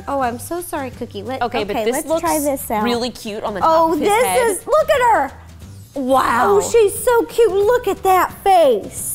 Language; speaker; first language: English; native; English